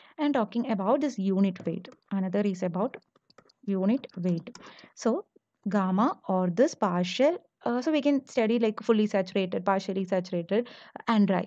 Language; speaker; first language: English; non-native, local second language; Malayalam